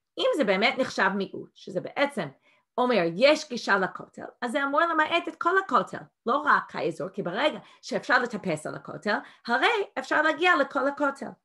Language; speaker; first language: Hebrew; non-native, fluent; English